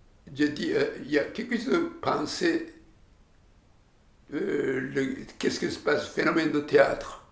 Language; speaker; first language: French; non-native, learner; Japanese